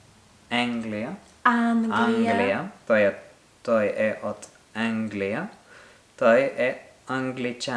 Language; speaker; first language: Bulgarian; non-native, learner; French